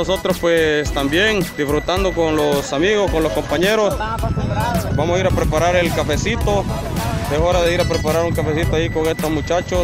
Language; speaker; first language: Spanish; native; Spanish